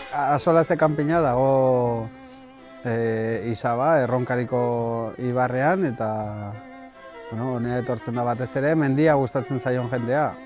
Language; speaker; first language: Basque; native; Basque